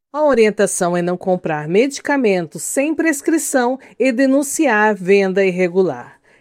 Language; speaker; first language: Portuguese; native; Portuguese